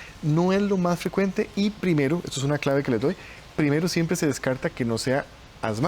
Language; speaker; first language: Spanish; native; Spanish